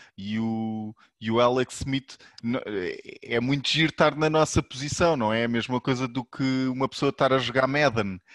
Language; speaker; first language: Portuguese; native; Portuguese